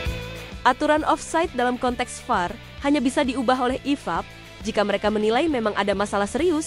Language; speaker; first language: Indonesian; native; Indonesian